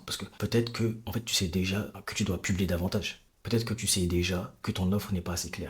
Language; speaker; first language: French; native; French